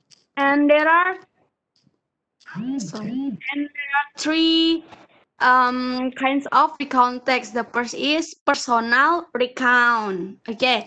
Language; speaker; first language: English; non-native, learner; Indonesian